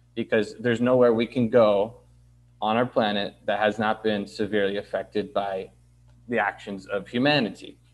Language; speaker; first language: English; native; English